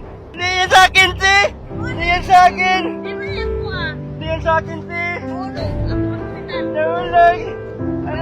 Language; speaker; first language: Filipino; non-native, local second language; Cebuano